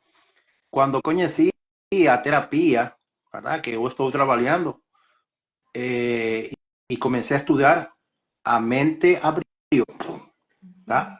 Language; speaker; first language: Portuguese; non-native, learner; Spanish